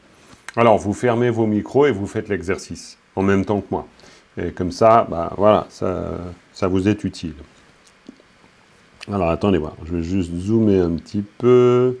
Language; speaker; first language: French; native; French